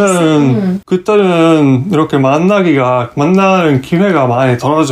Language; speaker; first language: Korean; non-native, fluent; Hungarian